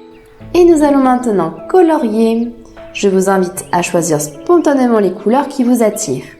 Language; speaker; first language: French; native; French